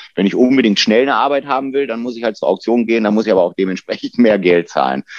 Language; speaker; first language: German; native; German